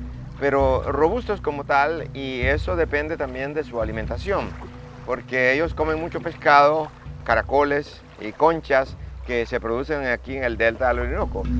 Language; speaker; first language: Spanish; native; Spanish